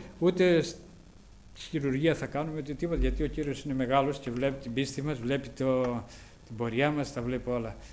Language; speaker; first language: Greek; native; Greek